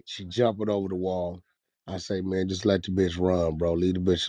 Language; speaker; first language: English; native; English